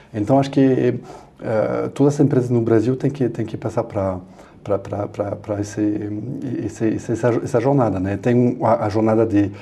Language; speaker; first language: Portuguese; non-native, fluent; French